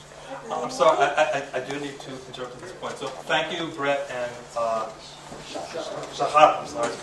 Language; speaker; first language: English; native; English